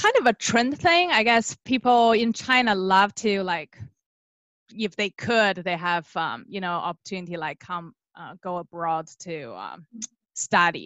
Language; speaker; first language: English; non-native, fluent; Chinese